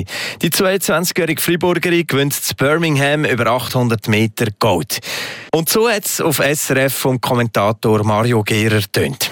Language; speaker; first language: German; native; German